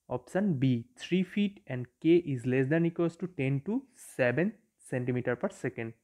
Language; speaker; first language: English; non-native, local second language; Bangla